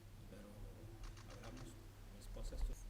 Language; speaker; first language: Spanish; non-native, learner; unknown